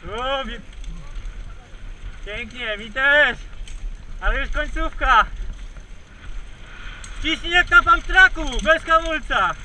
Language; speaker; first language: Polish; native; Polish